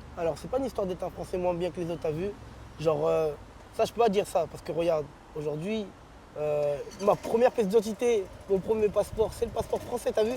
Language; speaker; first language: French; early bilingual, other home language; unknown